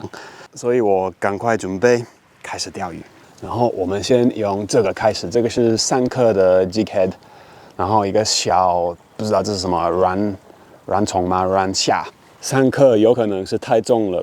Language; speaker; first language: Chinese; non-native, fluent; English